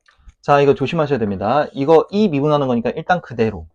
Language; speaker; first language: Korean; native; Korean